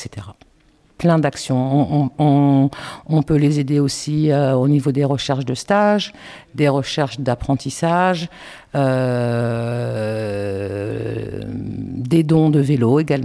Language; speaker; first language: French; native; French